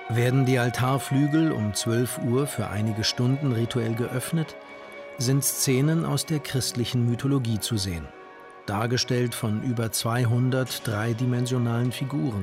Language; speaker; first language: German; native; German